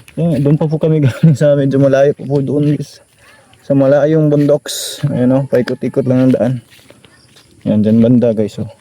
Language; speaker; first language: Filipino; non-native, local second language; Cebuano